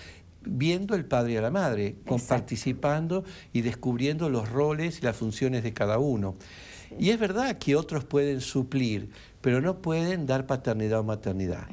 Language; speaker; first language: Spanish; native; Spanish